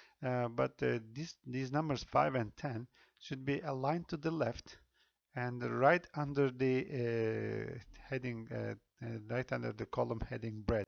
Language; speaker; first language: English; non-native, fluent; Turkish